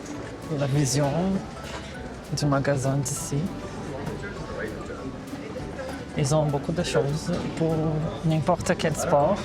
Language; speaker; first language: French; non-native, fluent; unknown